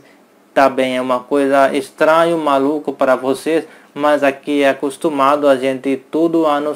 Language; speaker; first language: Portuguese; non-native, learner; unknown